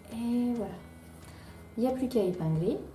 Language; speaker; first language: French; native; French